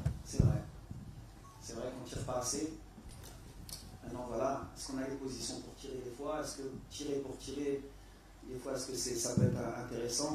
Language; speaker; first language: French; native; French